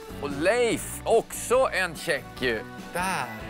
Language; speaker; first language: Swedish; native; Swedish